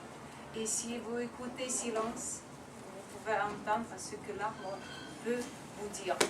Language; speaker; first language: French; non-native, fluent; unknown